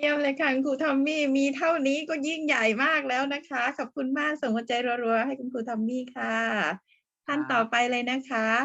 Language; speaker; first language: Thai; native; Thai